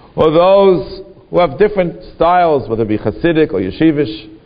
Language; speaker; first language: English; native; English